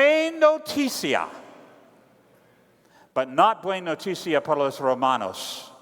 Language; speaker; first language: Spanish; non-native, learner; English